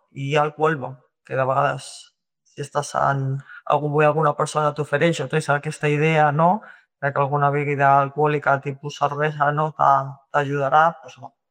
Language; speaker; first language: Catalan; non-native, local second language; Spanish